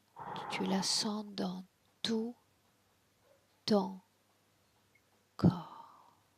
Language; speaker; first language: French; native; French